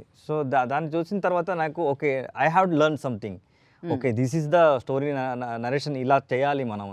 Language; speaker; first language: Telugu; non-native, learner; Kannada